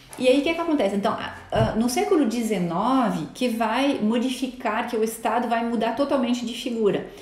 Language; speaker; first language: Portuguese; non-native, fluent; French